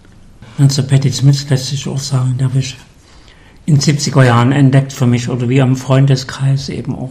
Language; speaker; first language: German; native; German